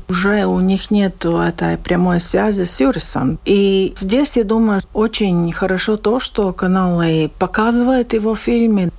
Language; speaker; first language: Russian; non-native, local second language; Latvian